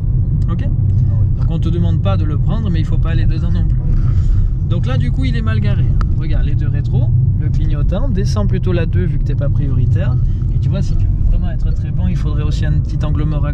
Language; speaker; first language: French; native; French